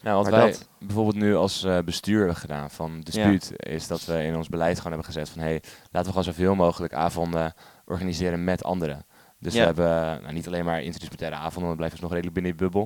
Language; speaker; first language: Dutch; native; Dutch